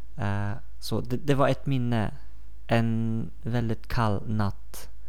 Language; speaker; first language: Swedish; non-native, fluent; Persian